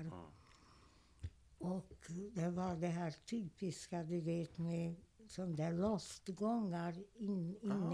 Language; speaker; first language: Swedish; non-native, fluent; Hungarian